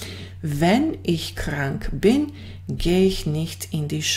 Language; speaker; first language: German; non-native, fluent; Bosnian